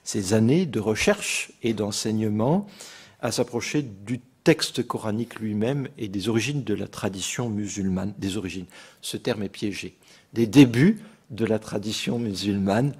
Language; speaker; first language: French; native; French